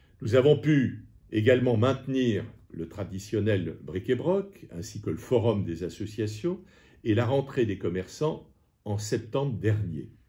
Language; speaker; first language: French; native; French